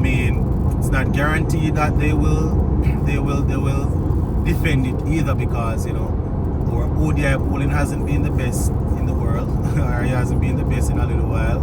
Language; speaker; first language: English; native; English